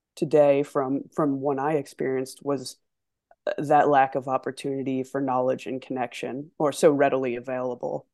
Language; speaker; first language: English; native; English